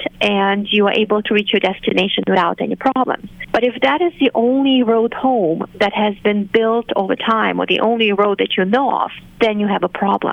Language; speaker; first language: English; non-native, fluent; Romanian